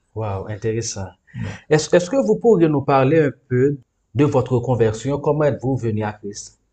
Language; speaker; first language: French; non-native, local second language; Haitian Creole